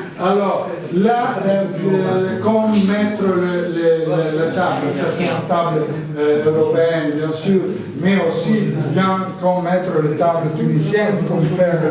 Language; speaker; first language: French; non-native, learner; Italian